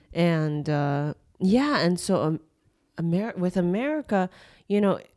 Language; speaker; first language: English; early bilingual, other home language; Japanese